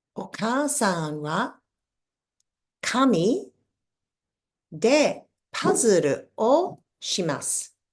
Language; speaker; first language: Japanese; non-native, fluent; English